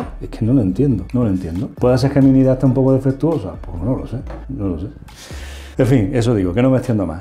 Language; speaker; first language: Spanish; native; Spanish